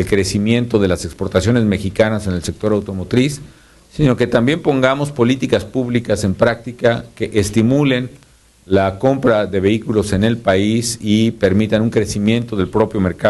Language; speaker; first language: Spanish; native; Spanish